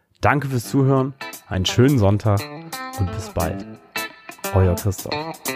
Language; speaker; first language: German; native; German